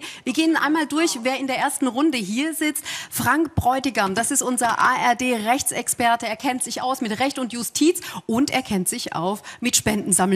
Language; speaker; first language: German; native; German